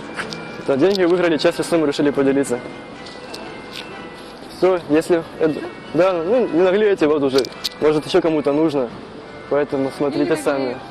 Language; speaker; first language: Russian; native; Russian